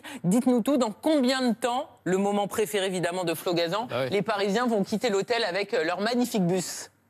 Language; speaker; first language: French; native; French